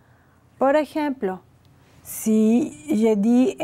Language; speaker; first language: Spanish; non-native, fluent; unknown